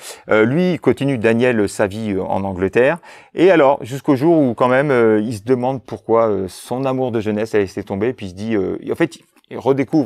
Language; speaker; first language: French; native; French